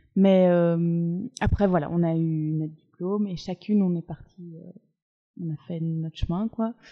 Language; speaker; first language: French; native; French